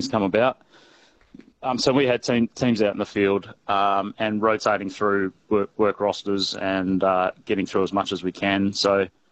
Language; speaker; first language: English; native; English